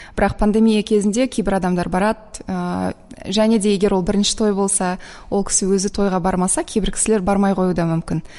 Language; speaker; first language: Kazakh; native; Kazakh